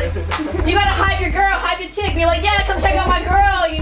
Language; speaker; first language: English; native; English